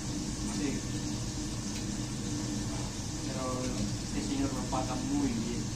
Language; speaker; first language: Spanish; non-native, learner; Filipino